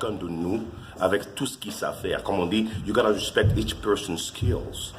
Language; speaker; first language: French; non-native, local second language; Lingala